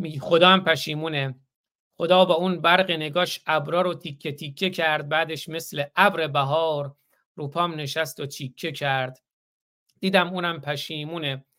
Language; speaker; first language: Persian; native; Persian